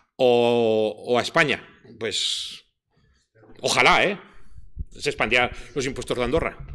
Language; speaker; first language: Spanish; native; Spanish